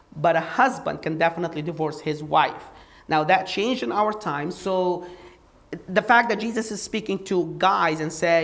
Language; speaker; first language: English; non-native, fluent; Arabic